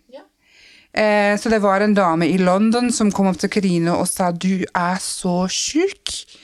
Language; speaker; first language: Norwegian; non-native, fluent; English